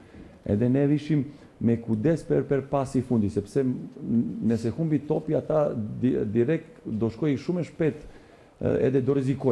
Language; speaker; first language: Albanian; non-native, learner; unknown